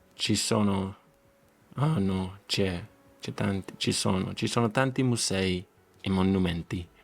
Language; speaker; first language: Italian; non-native, learner; English